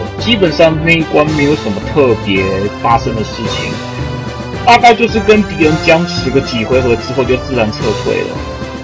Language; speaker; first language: Chinese; native; Chinese